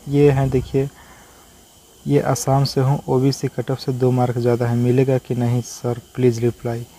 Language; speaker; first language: Hindi; native; Hindi